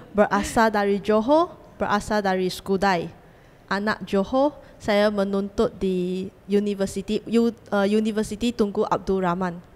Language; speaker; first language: Malay; non-native, local second language; Chinese